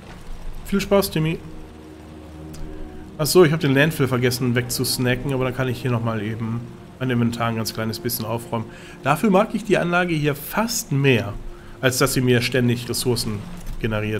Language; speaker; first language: German; native; German